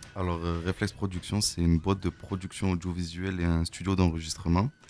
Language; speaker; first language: French; native; French